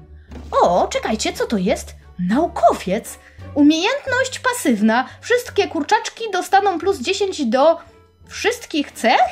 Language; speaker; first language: Polish; native; Polish